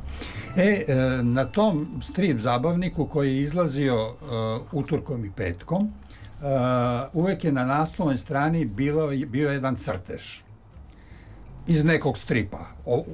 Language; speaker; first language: Serbian; native; Serbian